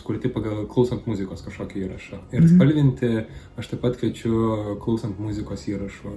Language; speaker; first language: Lithuanian; native; Lithuanian